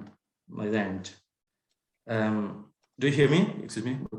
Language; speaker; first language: English; non-native, learner; Ukrainian